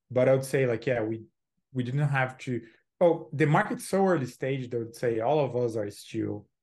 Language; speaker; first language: English; non-native, fluent; Portuguese